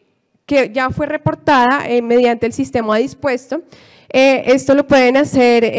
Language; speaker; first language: Spanish; native; Spanish